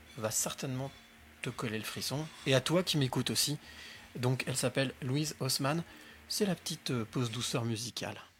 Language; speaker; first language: French; native; French